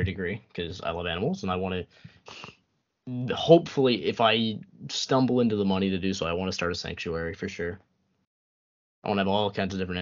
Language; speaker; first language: English; native; English